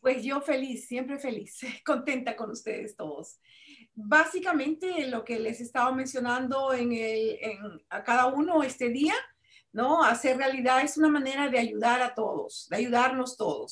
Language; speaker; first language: Spanish; native; Spanish